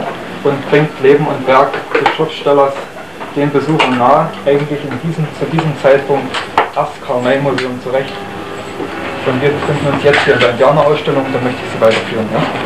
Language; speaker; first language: German; native; German